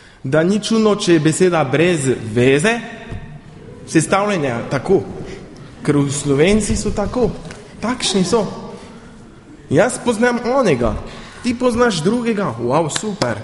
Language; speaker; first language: Slovenian; early bilingual, heritage; Slovenian